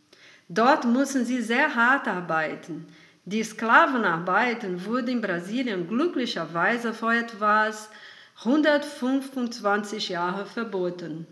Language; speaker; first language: German; non-native, fluent; Portuguese